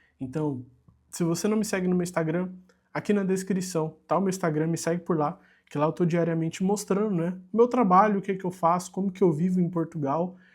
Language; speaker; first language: Portuguese; native; Portuguese